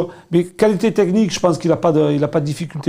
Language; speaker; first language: French; native; French